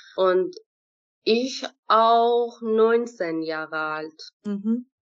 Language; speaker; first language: German; non-native, learner; Persian